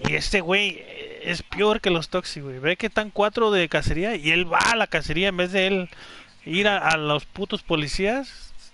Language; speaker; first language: Spanish; early bilingual, heritage; Spanish